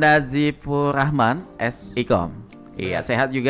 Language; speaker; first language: Indonesian; native; Indonesian